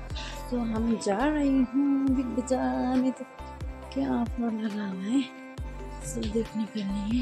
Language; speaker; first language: Hindi; non-native, local second language; Nepali